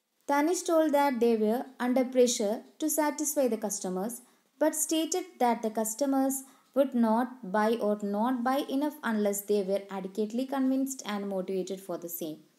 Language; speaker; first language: English; non-native, local second language; Malayalam